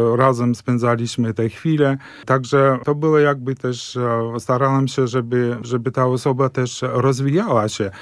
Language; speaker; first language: Polish; early bilingual, heritage; Polish